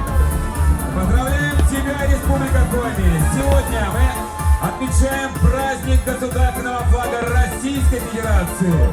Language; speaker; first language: Russian; native; Russian